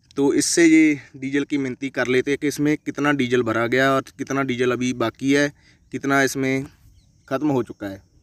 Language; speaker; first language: Hindi; non-native, local second language; Punjabi